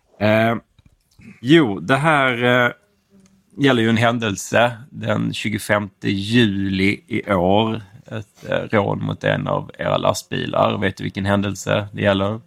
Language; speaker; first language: Swedish; native; Swedish